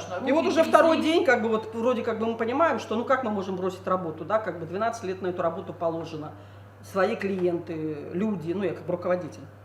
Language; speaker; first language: Russian; native; Russian